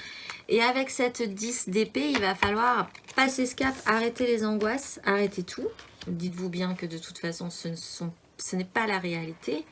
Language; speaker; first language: French; native; French